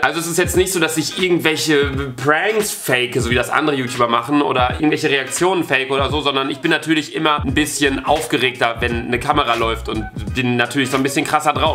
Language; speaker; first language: German; native; German